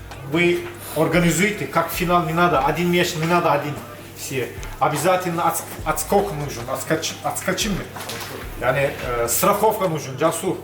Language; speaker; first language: Russian; non-native, learner; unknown